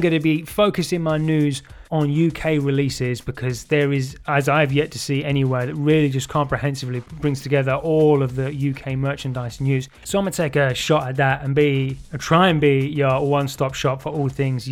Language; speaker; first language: English; native; English